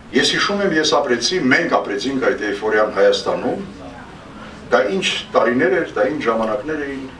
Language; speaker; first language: Armenian; native; Armenian